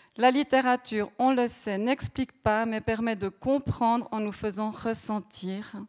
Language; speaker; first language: French; native; French